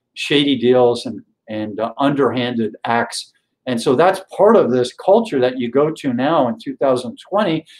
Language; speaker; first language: English; native; English